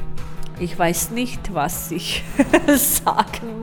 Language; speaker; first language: German; non-native, learner; Croatian